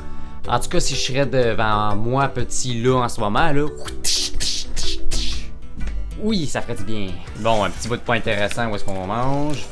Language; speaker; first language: French; native; French